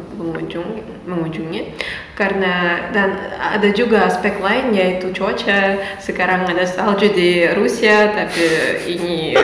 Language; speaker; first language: Indonesian; non-native, fluent; Russian